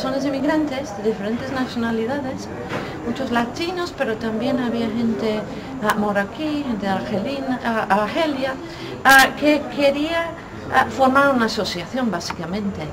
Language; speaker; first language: Spanish; non-native, fluent; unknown